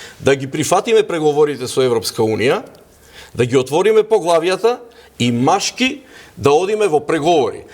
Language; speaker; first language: Macedonian; native; Macedonian